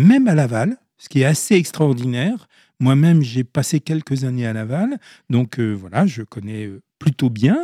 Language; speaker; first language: French; native; French